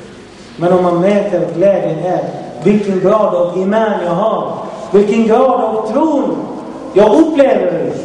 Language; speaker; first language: Swedish; non-native, fluent; Arabic